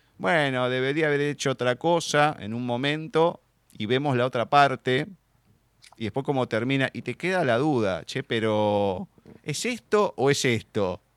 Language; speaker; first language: Spanish; native; Spanish